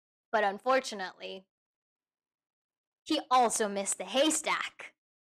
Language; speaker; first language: English; native; English